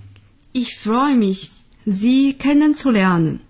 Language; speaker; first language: German; non-native, fluent; Chinese